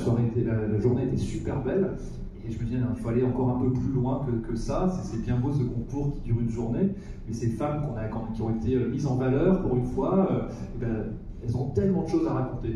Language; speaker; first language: French; native; French